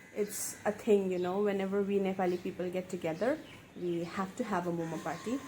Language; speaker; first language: English; non-native, local second language; Nepali